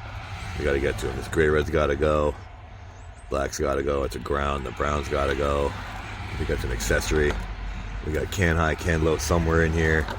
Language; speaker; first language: English; native; English